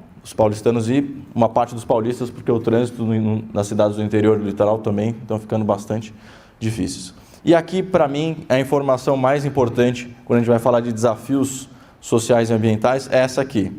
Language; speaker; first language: Portuguese; native; Portuguese